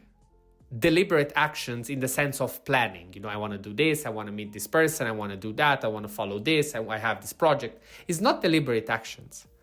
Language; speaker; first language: English; non-native, fluent; Italian